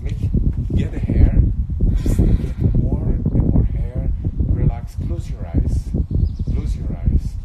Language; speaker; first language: English; non-native, fluent; Italian